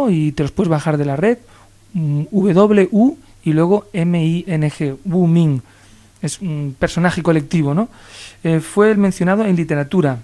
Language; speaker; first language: Spanish; native; Spanish